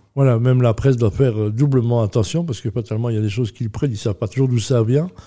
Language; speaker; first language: French; native; French